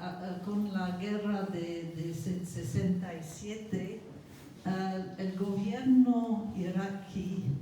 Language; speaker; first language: Spanish; non-native, fluent; English